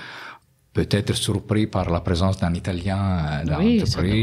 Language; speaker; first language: French; non-native, fluent; Italian